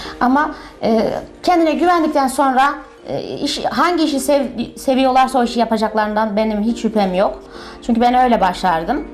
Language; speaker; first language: Turkish; early bilingual, heritage; Turkish